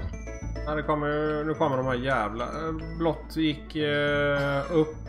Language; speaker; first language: Swedish; native; Swedish